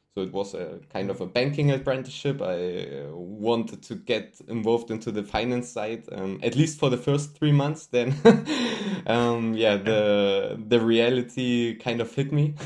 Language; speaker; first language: English; non-native, fluent; German